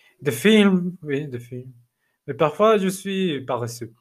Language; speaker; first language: French; non-native, learner; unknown